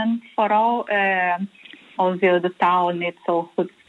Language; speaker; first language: Dutch; non-native, learner; Portuguese